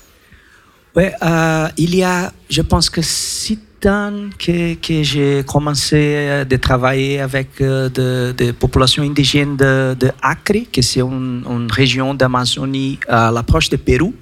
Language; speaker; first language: French; non-native, learner; Portuguese